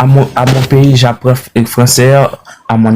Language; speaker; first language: French; non-native, learner; Haitian Creole